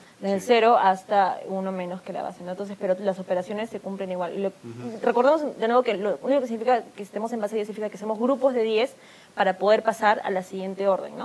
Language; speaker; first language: Spanish; native; Spanish